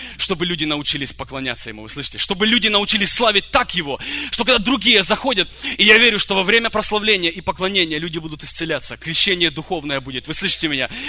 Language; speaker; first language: Russian; early bilingual, other home language; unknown